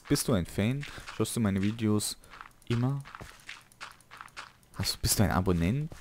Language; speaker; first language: German; native; German